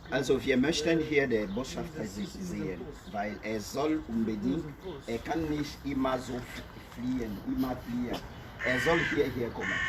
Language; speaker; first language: German; non-native, fluent; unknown